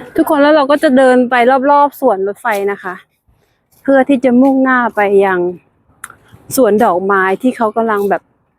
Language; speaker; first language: Thai; native; Thai